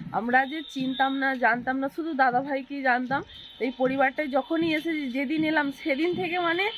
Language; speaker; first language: Bangla; native; Bangla